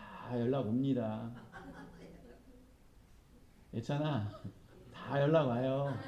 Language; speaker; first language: Korean; native; Korean